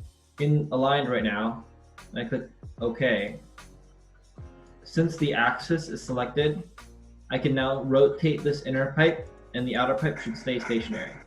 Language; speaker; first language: English; native; English